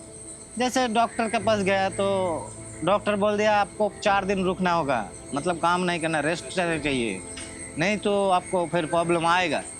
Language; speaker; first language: Hindi; non-native, local second language; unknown